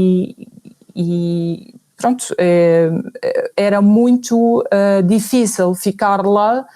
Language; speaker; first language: Portuguese; non-native, fluent; Arabic